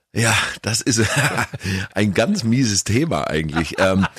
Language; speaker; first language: German; native; German